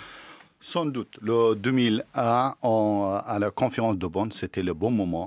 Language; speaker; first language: French; non-native, fluent; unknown